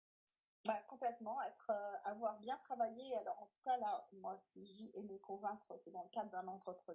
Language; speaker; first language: French; native; French